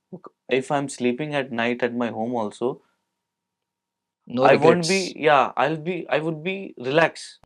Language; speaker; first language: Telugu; non-native, local second language; Hindi